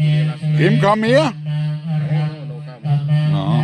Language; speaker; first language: English; non-native, learner; Danish